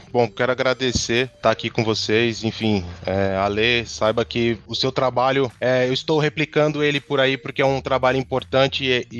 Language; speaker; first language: Portuguese; native; Portuguese